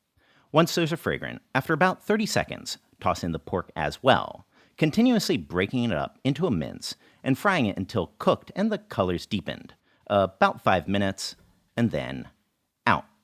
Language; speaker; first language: English; native; English